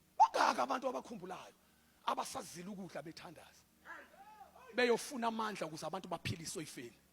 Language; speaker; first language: Zulu; native; Zulu